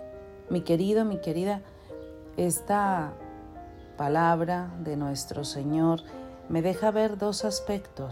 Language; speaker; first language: Spanish; native; Spanish